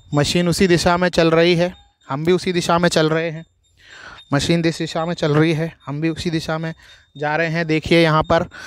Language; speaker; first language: Hindi; native; Hindi